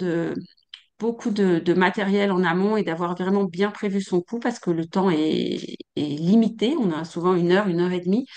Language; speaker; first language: French; native; French